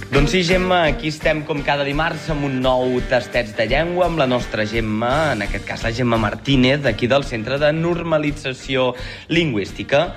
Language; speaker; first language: Catalan; native; Catalan